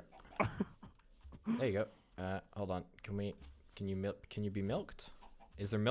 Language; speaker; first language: English; native; English